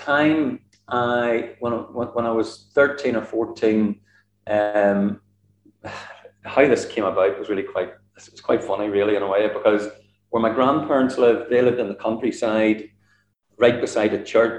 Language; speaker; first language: English; native; English